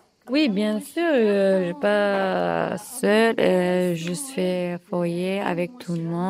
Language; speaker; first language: French; non-native, learner; Turkish